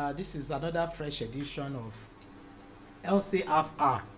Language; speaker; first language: English; non-native, local second language; Yoruba